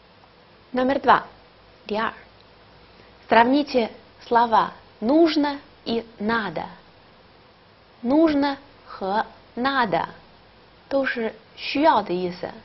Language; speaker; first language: Russian; non-native, fluent; Chinese